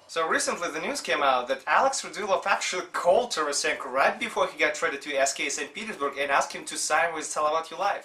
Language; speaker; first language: English; non-native, fluent; Russian